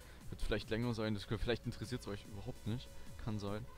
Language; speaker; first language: German; native; German